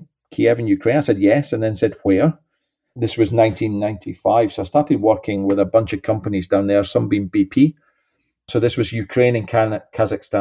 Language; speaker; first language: English; native; English